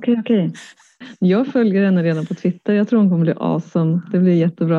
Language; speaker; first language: Swedish; native; Swedish